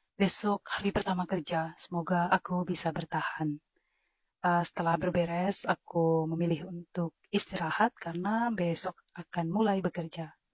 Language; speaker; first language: Indonesian; native; Indonesian